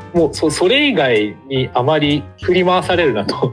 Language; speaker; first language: Japanese; native; Japanese